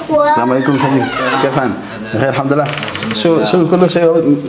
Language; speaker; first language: Arabic; non-native, learner; French